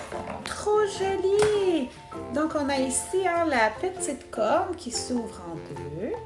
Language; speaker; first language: French; native; French